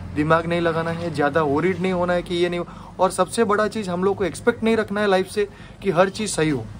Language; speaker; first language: Hindi; non-native, local second language; Odia